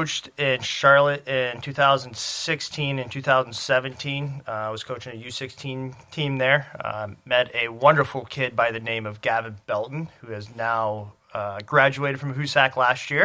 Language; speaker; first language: English; native; English